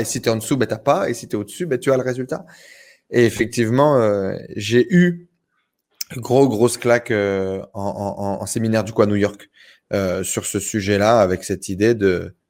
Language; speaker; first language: French; native; French